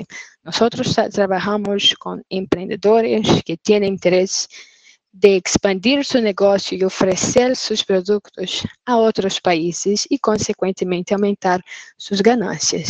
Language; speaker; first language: Spanish; non-native, fluent; Portuguese